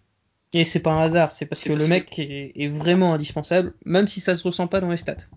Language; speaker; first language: French; native; French